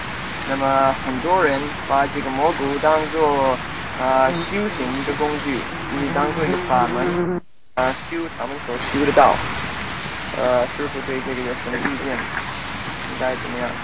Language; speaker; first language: Chinese; non-native, fluent; English